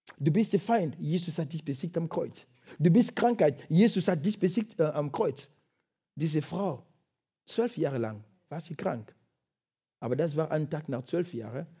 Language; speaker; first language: German; non-native, fluent; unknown